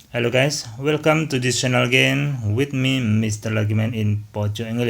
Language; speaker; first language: English; non-native, fluent; Indonesian